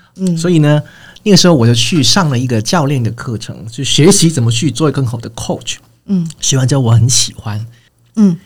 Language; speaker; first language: Chinese; non-native, fluent; Cantonese